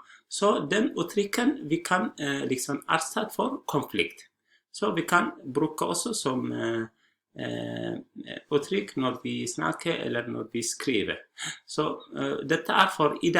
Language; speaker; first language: Norwegian; non-native, learner; Tigrinya